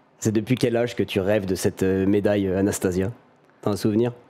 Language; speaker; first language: French; native; French